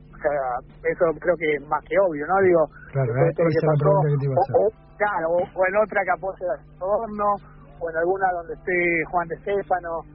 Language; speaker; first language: Spanish; native; Spanish